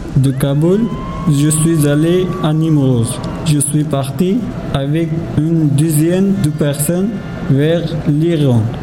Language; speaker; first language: French; non-native, learner; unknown